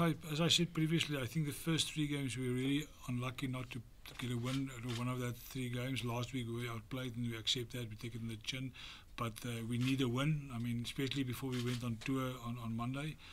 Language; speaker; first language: English; non-native, local second language; Afrikaans